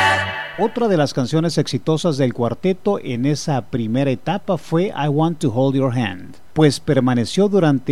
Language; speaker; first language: Spanish; native; Spanish